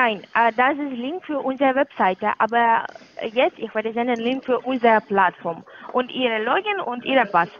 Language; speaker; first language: German; non-native, learner; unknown